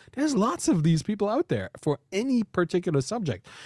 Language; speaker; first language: English; non-native, fluent; German